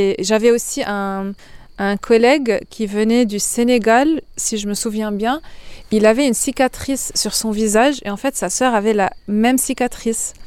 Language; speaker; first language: French; non-native, local second language; Arabic